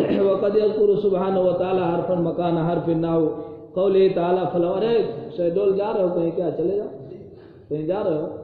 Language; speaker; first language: Urdu; native; Urdu